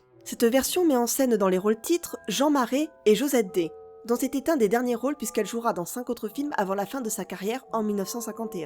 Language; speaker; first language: French; native; French